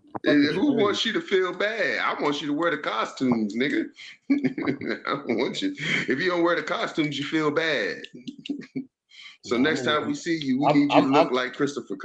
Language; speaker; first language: English; native; English